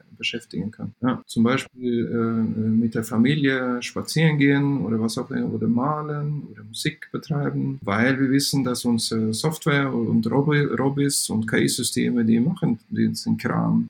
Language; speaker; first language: German; non-native, fluent; Swedish